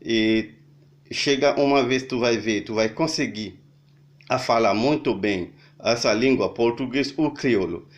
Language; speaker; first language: Portuguese; non-native, learner; Haitian Creole